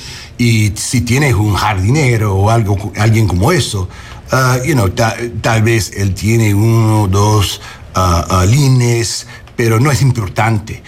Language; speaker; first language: Spanish; non-native, learner; English